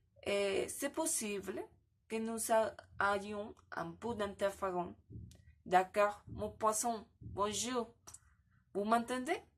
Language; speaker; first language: French; non-native, learner; Spanish